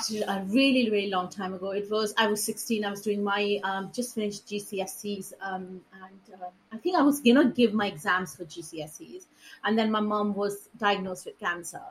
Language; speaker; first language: English; non-native, local second language; Punjabi